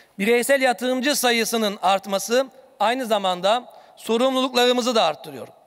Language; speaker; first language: Turkish; native; Turkish